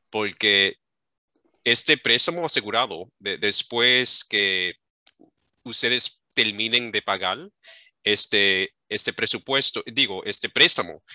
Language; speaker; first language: Spanish; early bilingual, other home language; English